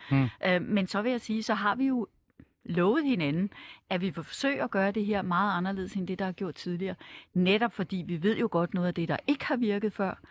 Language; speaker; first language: Danish; native; Danish